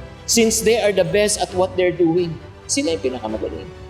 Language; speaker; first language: English; non-native, local second language; Filipino